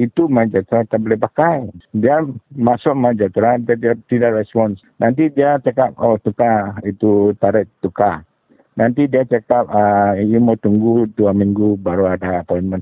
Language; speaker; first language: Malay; non-native, local second language; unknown